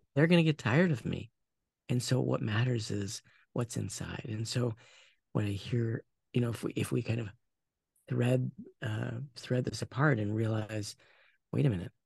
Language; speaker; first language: English; native; English